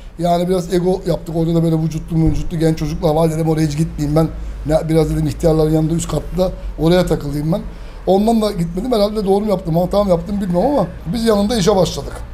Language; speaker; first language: Turkish; early bilingual, heritage; Turkish